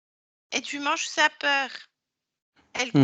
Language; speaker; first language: French; native; French